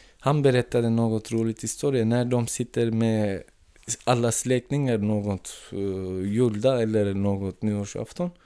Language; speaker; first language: Swedish; non-native, fluent; Turkish